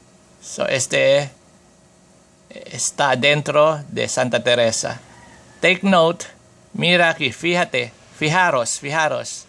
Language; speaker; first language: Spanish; non-native, fluent; Filipino